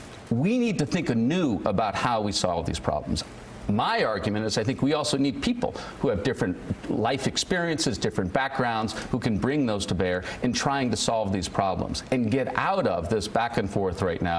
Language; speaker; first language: English; native; English